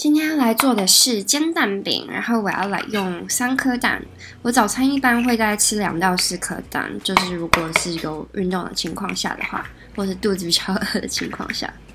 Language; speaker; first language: Chinese; native; Chinese